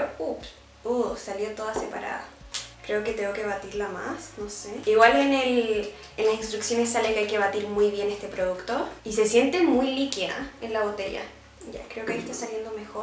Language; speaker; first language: Spanish; native; Spanish